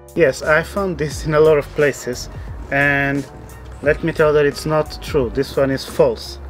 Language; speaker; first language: English; non-native, fluent; Portuguese